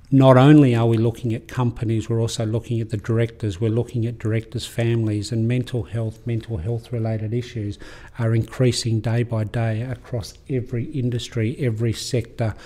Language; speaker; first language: English; native; English